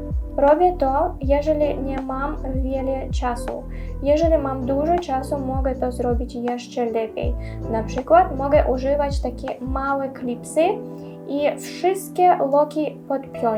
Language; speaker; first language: Polish; non-native, learner; Russian